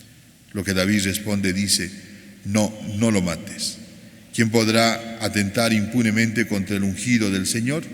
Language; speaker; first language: Spanish; native; Spanish